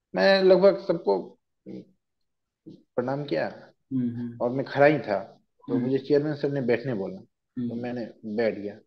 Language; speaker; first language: Hindi; native; Hindi